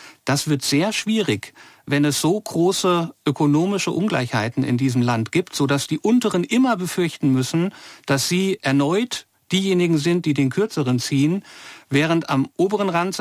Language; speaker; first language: German; native; German